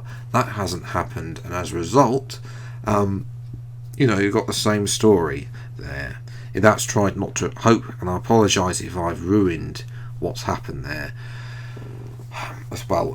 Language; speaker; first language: English; native; English